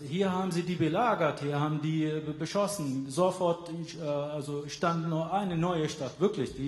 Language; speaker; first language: German; non-native, fluent; Arabic